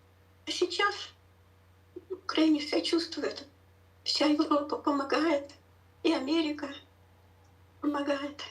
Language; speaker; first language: Russian; native; Russian